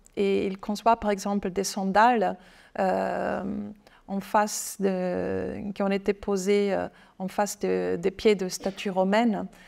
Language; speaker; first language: French; non-native, fluent; German